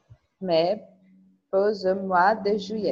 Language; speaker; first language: French; non-native, learner; Portuguese